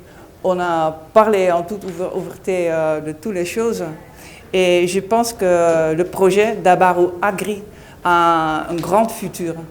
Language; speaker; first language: French; non-native, fluent; Dutch